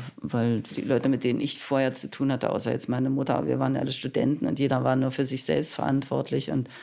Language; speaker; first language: German; native; German